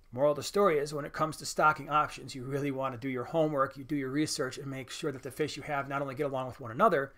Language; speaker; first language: English; native; English